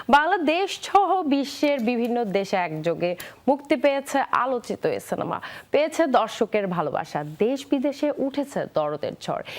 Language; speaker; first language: Bangla; native; Bangla